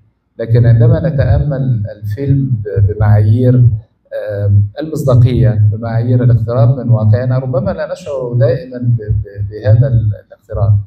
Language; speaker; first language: Arabic; native; Arabic